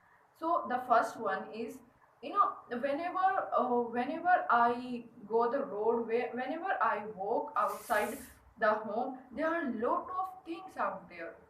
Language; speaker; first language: English; non-native, learner; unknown